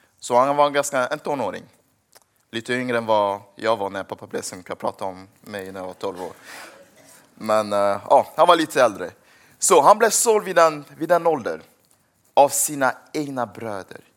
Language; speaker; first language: Swedish; early bilingual, other home language; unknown